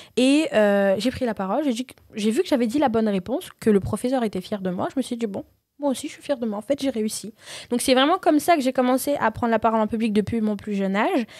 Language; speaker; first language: French; early bilingual, other home language; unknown